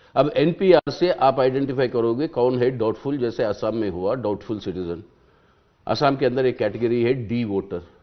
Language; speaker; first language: Hindi; non-native, local second language; Telugu